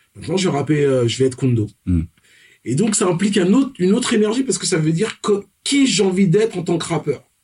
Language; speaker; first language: French; early bilingual, other home language; Fon